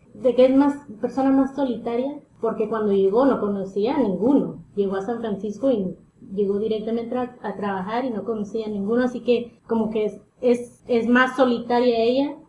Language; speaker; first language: Spanish; early bilingual, heritage; Spanish